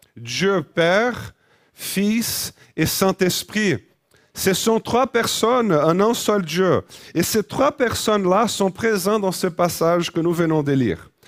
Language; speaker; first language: French; non-native, fluent; Portuguese